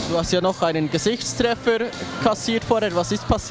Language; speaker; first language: German; native; German